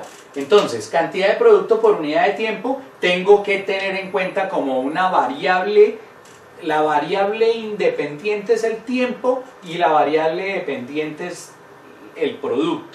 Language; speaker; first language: Spanish; native; Spanish